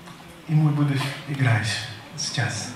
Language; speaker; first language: Russian; non-native, learner; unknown